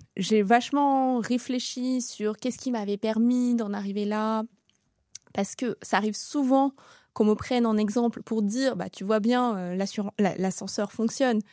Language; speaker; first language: French; early bilingual, other home language; Tamil